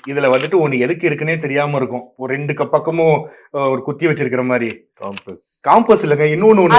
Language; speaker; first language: Tamil; native; Tamil